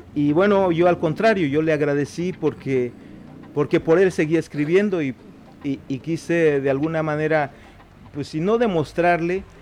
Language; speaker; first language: Spanish; non-native, local second language; Zapotec